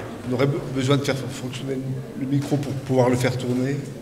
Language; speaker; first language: French; native; French